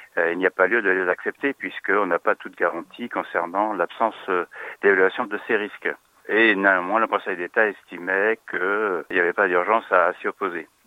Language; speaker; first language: French; native; French